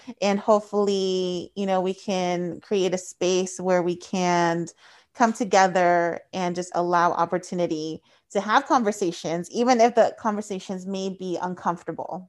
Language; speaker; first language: English; early bilingual, other home language; Spanish